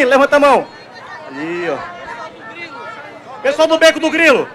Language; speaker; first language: Portuguese; native; Portuguese